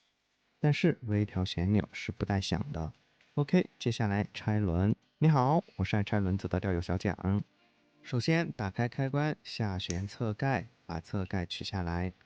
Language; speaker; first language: Chinese; native; Chinese